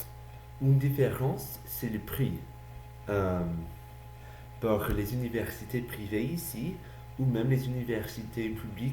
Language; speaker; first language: French; non-native, learner; English